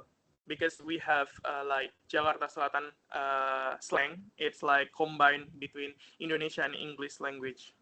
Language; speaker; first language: English; non-native, fluent; Indonesian